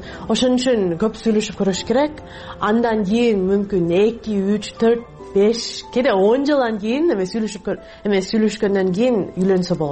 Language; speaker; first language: Kyrgyz; non-native, fluent; English